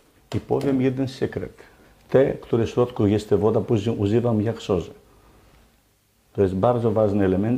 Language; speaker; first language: Polish; non-native, learner; Greek